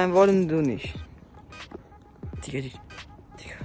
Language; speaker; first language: German; native; German